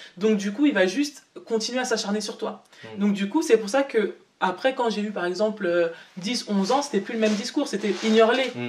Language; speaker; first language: French; native; French